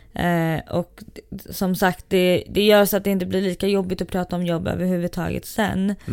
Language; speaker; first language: Swedish; native; Swedish